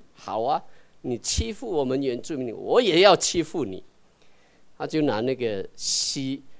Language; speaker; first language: Chinese; native; Chinese